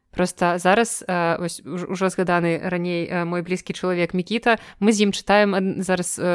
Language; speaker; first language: Belarusian; non-native, local second language; Russian